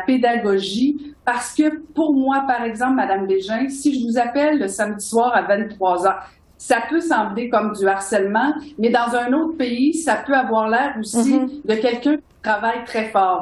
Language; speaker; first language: French; native; French